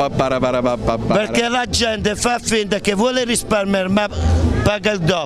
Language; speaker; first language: Italian; native; Italian